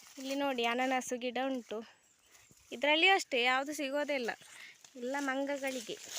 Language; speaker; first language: Kannada; non-native, local second language; Tulu